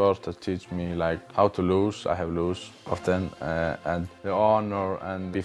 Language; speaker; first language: English; non-native, learner; Icelandic